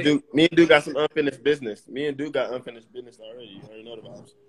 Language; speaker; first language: English; native; English